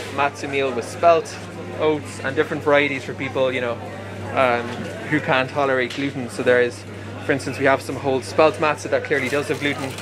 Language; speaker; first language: English; native; English